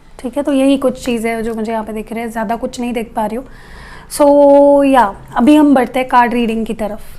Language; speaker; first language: Hindi; non-native, local second language; Marathi